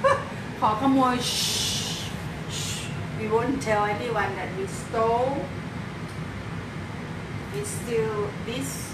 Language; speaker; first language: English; non-native, learner; Thai